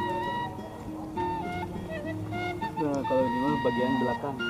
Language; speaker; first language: Indonesian; non-native, local second language; Sundanese